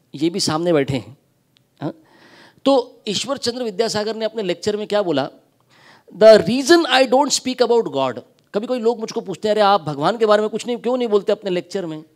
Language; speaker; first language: Hindi; non-native, local second language; Marathi